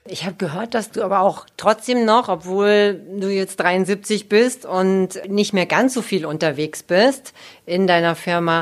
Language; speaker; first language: German; native; German